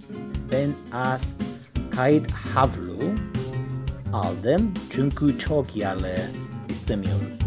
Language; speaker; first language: Turkish; non-native, learner; Spanish